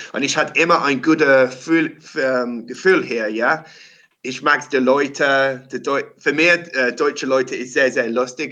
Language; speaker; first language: German; non-native, learner; English